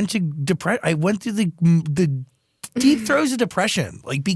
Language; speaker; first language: English; native; English